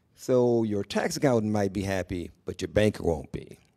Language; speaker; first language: English; native; English